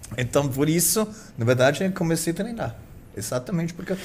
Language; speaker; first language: Portuguese; non-native, fluent; German